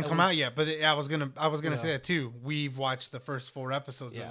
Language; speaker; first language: English; native; English